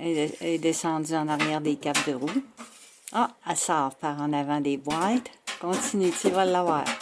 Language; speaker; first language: French; native; French